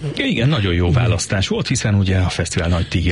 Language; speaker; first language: Hungarian; native; Hungarian